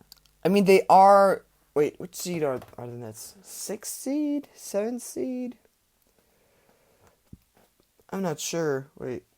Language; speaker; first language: English; native; English